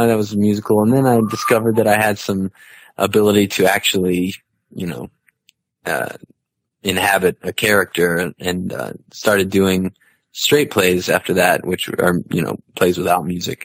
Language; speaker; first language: English; native; English